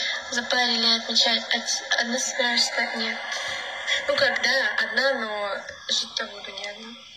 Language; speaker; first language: Russian; native; Russian